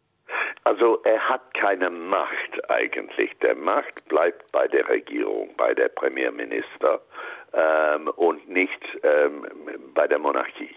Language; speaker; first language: German; non-native, fluent; English